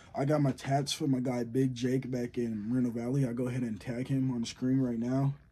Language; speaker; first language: English; native; English